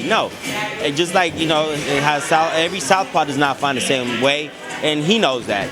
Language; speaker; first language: English; native; English